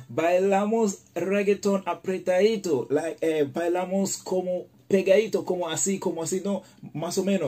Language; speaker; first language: Spanish; non-native, learner; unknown